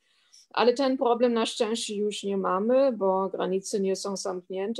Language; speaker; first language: Polish; non-native, fluent; German